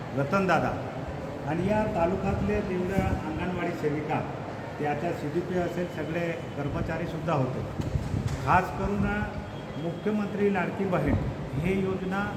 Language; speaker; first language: Marathi; non-native, local second language; Bhili